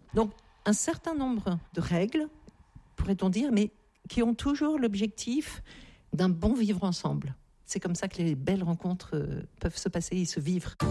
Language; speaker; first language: French; native; French